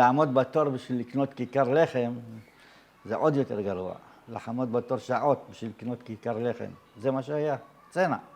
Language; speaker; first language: Hebrew; early bilingual, other home language; Arabic